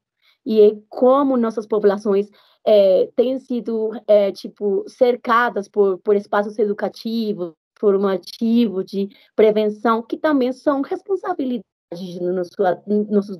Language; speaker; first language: Portuguese; non-native, fluent; Spanish